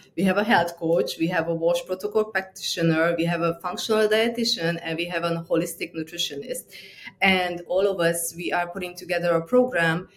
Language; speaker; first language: English; non-native, fluent; Romanian